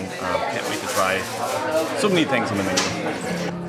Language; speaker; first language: English; native; English